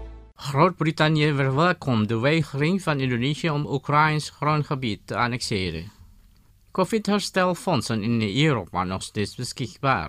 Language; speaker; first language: Dutch; non-native, fluent; Indonesian